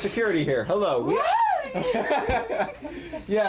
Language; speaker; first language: English; native; English